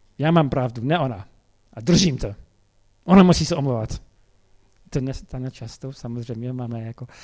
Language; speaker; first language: Czech; non-native, fluent; English